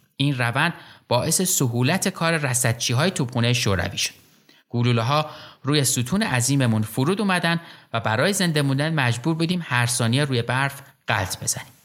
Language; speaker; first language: Persian; native; Persian